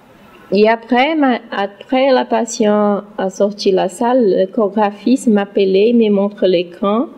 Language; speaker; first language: French; non-native, learner; Portuguese